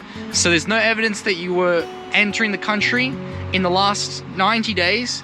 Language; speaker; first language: English; native; English